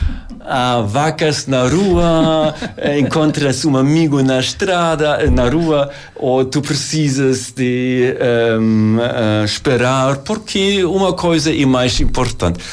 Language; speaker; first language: Portuguese; non-native, learner; German